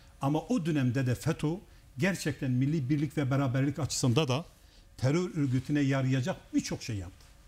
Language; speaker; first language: Turkish; non-native, local second language; Kurdish